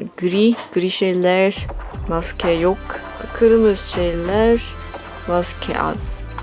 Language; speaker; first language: Turkish; non-native, learner; Korean